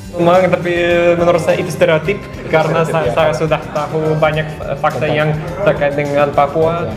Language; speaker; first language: Indonesian; non-native, learner; Russian